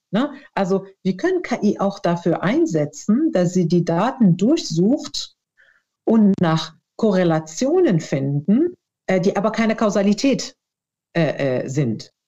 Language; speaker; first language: German; non-native, fluent; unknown